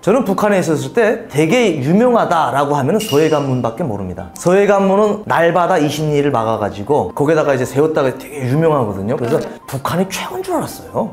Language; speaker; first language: Korean; native; Korean